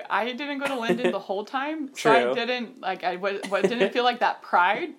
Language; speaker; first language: English; native; English